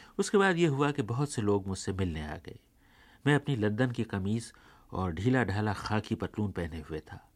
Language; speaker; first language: Urdu; native; Urdu